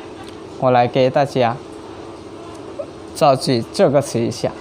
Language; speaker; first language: Chinese; non-native, learner; Hmong